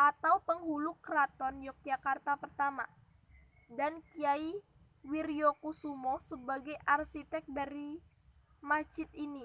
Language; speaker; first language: Indonesian; native; Indonesian